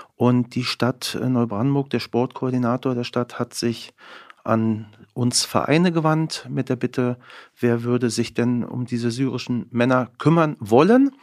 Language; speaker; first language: German; native; German